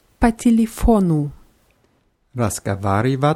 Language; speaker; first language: Russian; non-native, learner; German